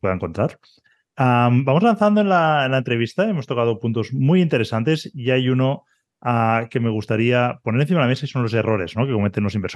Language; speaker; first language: Spanish; native; Spanish